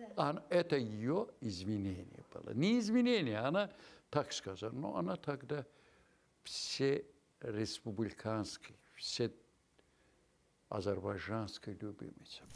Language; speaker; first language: Russian; non-native, local second language; Azerbaijani